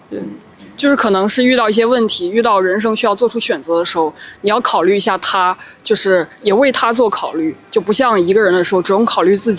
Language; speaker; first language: Chinese; native; Chinese